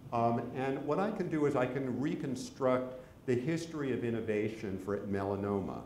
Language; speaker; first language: English; native; English